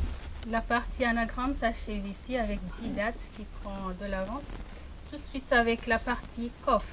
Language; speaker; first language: French; non-native, local second language; Comorian